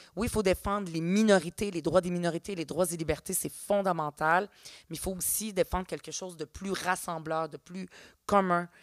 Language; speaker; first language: French; early bilingual, other home language; Arabic